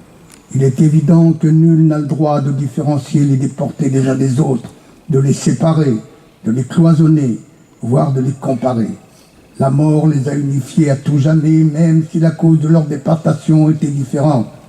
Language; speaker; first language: French; native; French